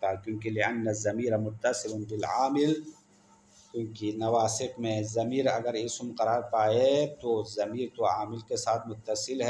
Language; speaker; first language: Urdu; non-native, local second language; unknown